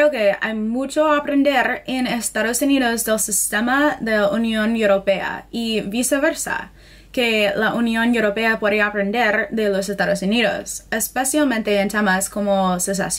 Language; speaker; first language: Spanish; non-native, fluent; English